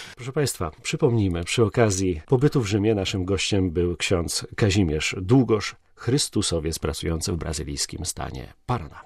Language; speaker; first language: Polish; native; Polish